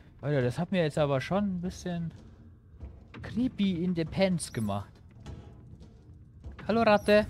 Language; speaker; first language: German; native; German